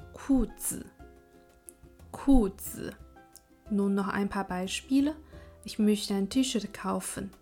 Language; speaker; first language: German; non-native, fluent; Chinese